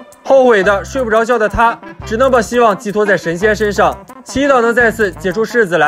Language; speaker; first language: Chinese; native; Chinese